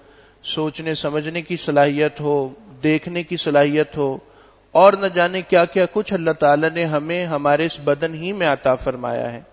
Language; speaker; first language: Urdu; native; Urdu